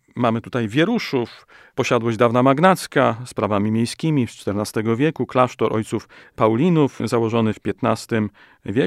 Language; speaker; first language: Polish; native; Polish